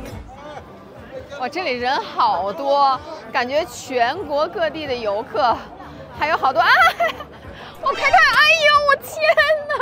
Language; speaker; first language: Chinese; native; Chinese